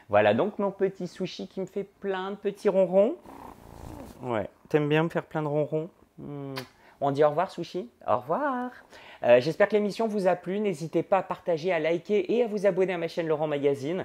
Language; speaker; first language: French; native; French